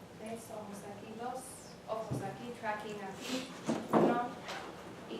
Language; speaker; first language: Spanish; non-native, fluent; English